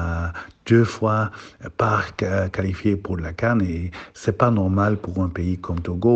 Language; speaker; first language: French; non-native, fluent; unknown